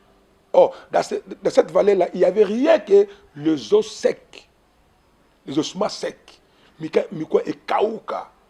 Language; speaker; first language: French; non-native, local second language; Lingala